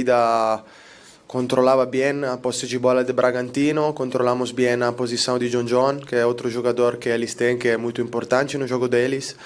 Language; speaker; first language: Portuguese; non-native, learner; Italian